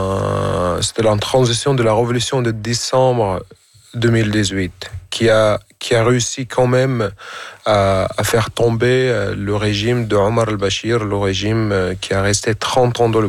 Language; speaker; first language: French; non-native, fluent; Arabic